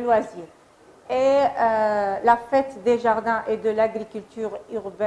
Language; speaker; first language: French; non-native, fluent; Arabic